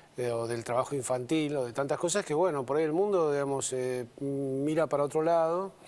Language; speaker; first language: Spanish; native; Spanish